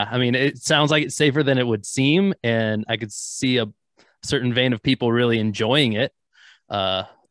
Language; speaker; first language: English; native; English